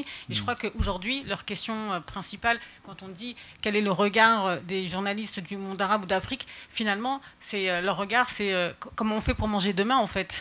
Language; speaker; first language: French; native; French